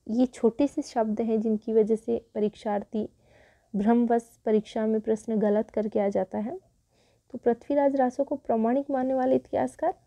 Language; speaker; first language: Hindi; native; Hindi